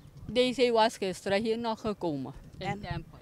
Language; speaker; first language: Dutch; non-native, local second language; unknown